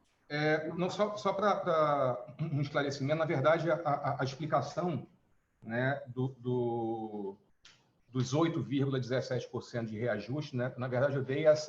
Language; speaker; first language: Portuguese; native; Portuguese